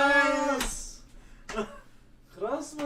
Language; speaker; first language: German; native; German